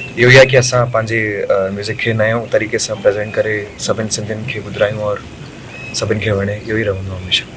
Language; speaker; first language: Sindhi; early bilingual, heritage; Sindhi